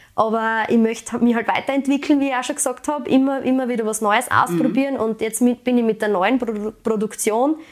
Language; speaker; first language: German; native; German